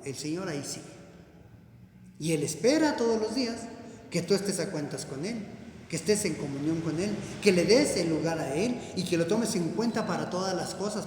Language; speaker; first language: Spanish; native; Spanish